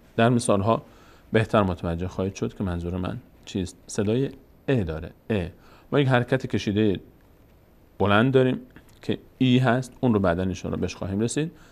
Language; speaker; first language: Persian; native; Persian